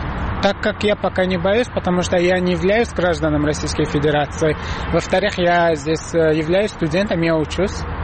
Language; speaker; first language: Russian; non-native, fluent; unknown